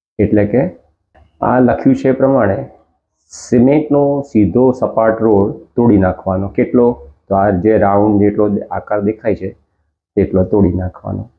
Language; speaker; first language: Gujarati; native; Gujarati